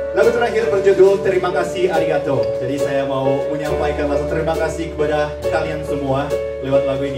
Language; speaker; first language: Indonesian; non-native, fluent; Japanese